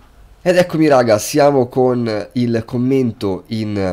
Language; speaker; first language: Italian; native; Italian